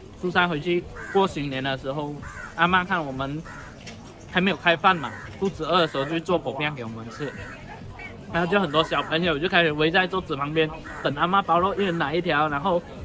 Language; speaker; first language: Chinese; native; Chinese